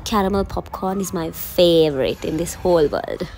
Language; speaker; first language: English; non-native, local second language; Sinhala